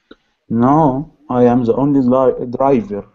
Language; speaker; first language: English; non-native, learner; Arabic